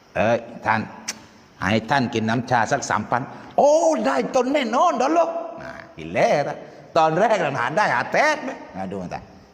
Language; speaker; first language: Thai; non-native, local second language; Malay